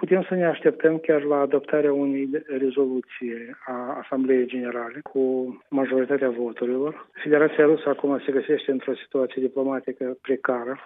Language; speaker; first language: Romanian; native; Romanian